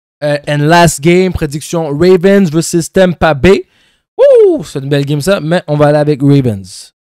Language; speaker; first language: French; native; French